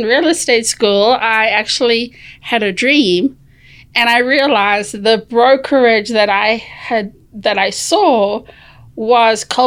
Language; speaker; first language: English; native; English